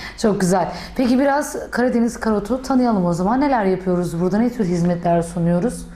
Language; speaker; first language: Turkish; native; Turkish